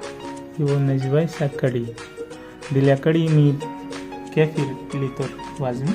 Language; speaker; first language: Russian; non-native, learner; Hindi